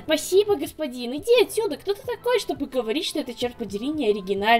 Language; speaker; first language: Russian; native; Russian